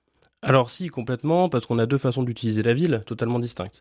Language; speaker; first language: French; native; French